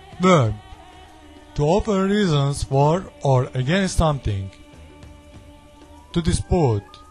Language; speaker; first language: English; non-native, learner; Turkish